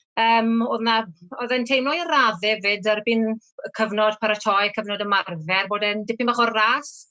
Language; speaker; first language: Welsh; native; Welsh